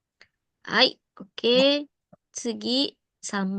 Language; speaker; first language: Japanese; non-native, fluent; Indonesian